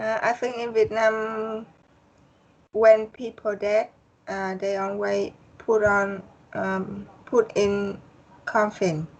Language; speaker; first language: English; non-native, learner; Vietnamese